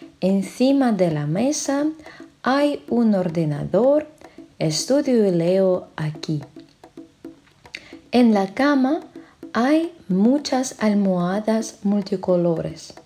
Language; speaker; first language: Spanish; non-native, fluent; Russian